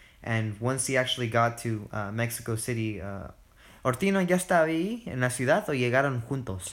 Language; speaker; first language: Spanish; early bilingual, heritage; Spanish